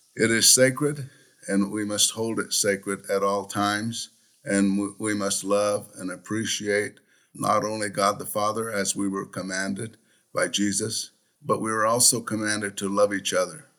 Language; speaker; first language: English; native; English